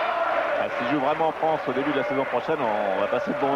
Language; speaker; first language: French; native; French